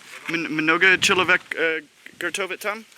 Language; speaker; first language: Russian; non-native, learner; English